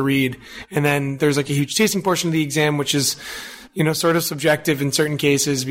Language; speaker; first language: English; native; English